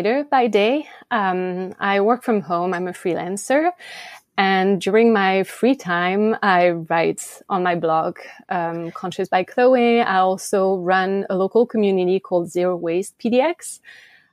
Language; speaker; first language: English; non-native, fluent; French